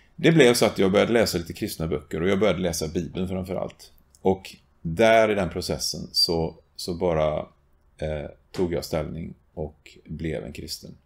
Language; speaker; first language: Swedish; native; Swedish